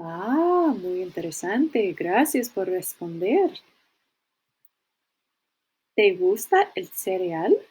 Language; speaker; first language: Spanish; non-native, fluent; English